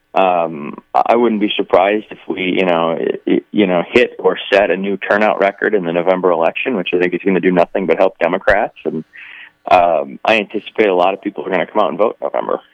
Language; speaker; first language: English; native; English